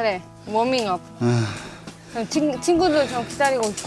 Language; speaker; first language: Korean; non-native, learner; Greek